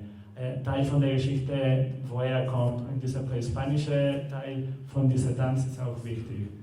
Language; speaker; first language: German; non-native, learner; Spanish